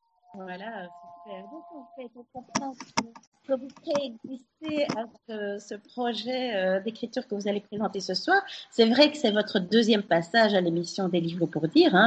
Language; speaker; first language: French; native; French